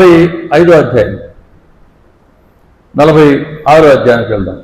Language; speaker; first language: Telugu; native; Telugu